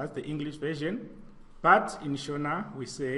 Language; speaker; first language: English; non-native, local second language; Shona